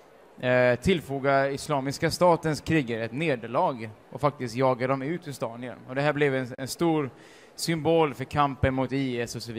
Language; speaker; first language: Swedish; native; Swedish